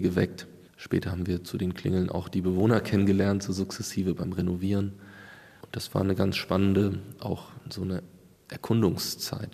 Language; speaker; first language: German; native; German